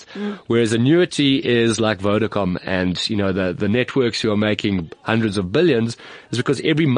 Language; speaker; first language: English; native; English